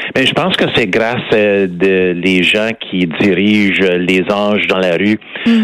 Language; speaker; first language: French; non-native, fluent; English